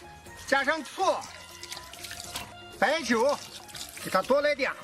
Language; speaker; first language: Chinese; native; Chinese